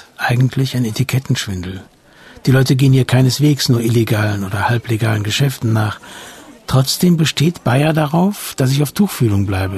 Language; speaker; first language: German; native; German